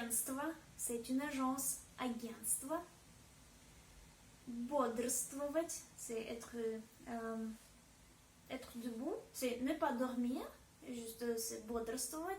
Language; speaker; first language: French; non-native, fluent; Russian